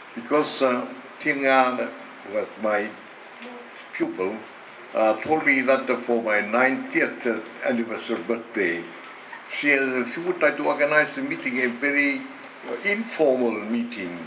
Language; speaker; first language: English; non-native, fluent; Vietnamese